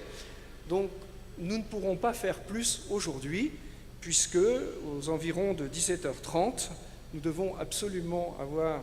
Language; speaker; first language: French; native; French